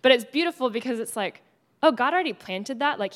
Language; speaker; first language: English; native; English